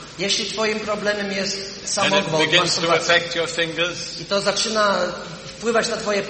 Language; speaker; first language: Polish; native; Polish